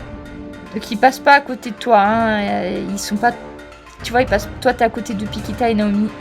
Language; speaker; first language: French; native; French